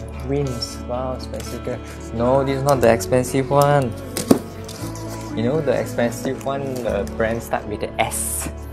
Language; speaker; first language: English; non-native, local second language; Chinese